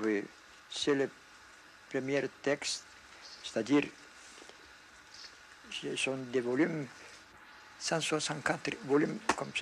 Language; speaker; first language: French; non-native, fluent; Greek